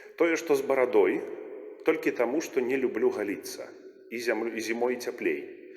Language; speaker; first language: Belarusian; native; Belarusian